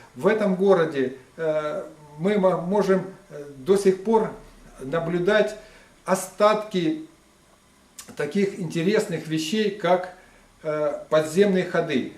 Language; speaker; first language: Russian; non-native, local second language; Ukrainian